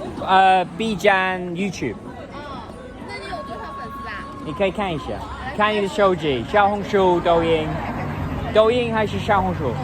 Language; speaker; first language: Chinese; non-native, learner; English